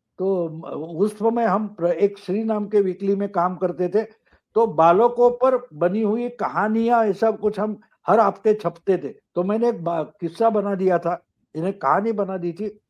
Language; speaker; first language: Hindi; non-native, local second language; Marathi